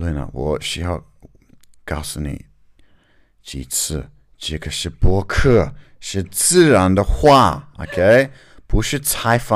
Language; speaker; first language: Chinese; non-native, learner; English